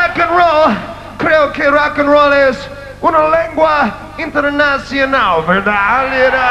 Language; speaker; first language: Spanish; non-native, learner; English